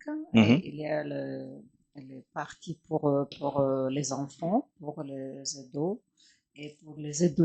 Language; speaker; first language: French; non-native, fluent; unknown